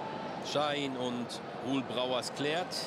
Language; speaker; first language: German; native; German